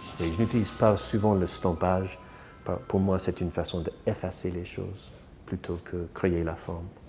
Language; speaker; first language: French; non-native, fluent; English